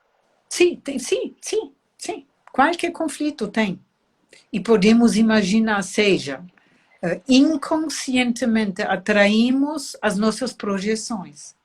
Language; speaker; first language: Portuguese; non-native, fluent; German